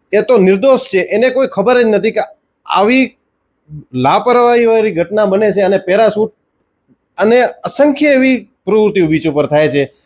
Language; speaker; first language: Gujarati; native; Gujarati